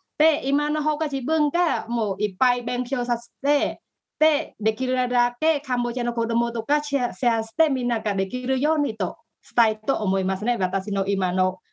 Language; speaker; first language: Japanese; non-native, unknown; Khmer